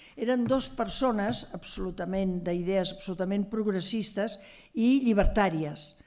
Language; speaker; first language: Catalan; native; Catalan